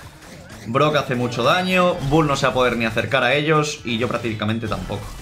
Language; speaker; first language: Spanish; native; Spanish